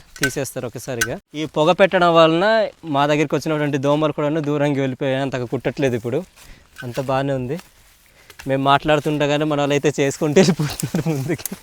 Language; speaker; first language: Telugu; non-native, local second language; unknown